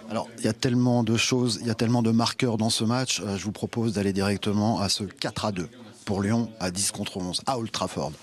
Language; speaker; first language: French; native; French